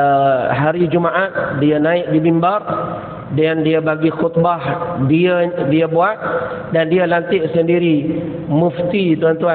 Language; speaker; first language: Malay; native; Malay